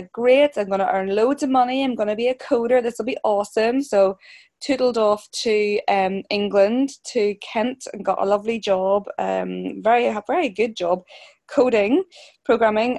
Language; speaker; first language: English; native; English